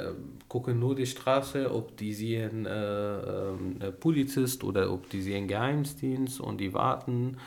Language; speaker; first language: German; non-native, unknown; Arabic